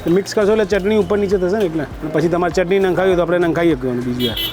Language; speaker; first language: Gujarati; non-native, local second language; Sindhi